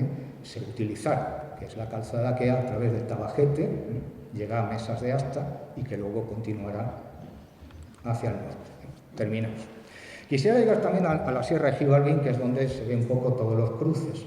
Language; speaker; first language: Spanish; native; Spanish